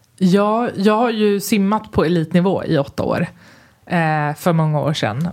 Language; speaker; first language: Swedish; early bilingual, other home language; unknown